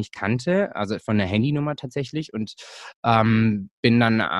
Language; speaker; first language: German; native; German